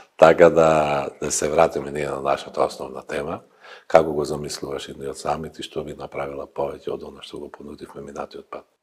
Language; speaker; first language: Macedonian; native; Macedonian